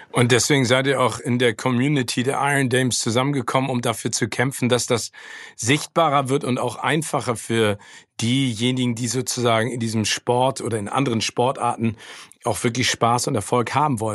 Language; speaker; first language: German; native; German